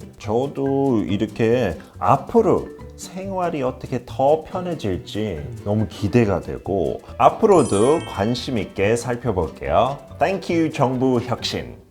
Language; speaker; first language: Korean; non-native, fluent; English